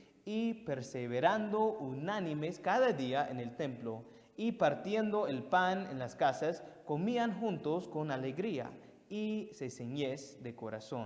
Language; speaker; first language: Spanish; non-native, fluent; English